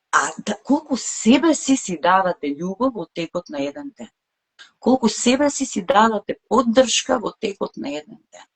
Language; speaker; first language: Macedonian; native; Macedonian